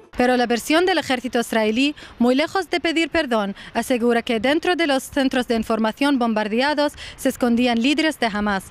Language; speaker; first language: Spanish; non-native, fluent; Arabic